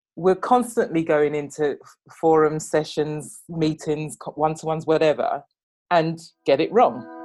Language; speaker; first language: English; native; English